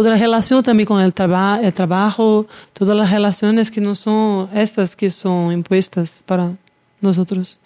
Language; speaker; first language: Spanish; non-native, learner; Portuguese